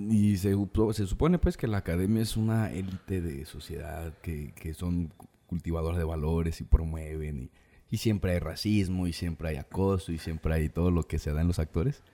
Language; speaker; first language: Spanish; native; Spanish